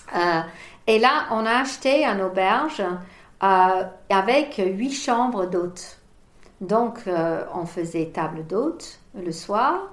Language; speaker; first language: French; non-native, fluent; English